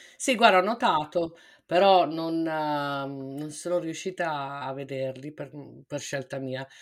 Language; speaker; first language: Italian; native; Italian